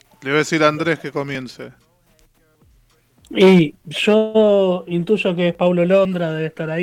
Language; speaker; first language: Spanish; native; Spanish